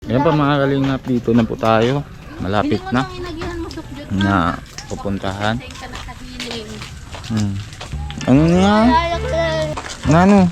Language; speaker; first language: Filipino; non-native, learner; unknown